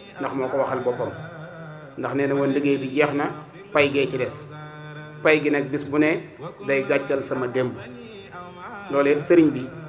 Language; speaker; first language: Wolof; native; Wolof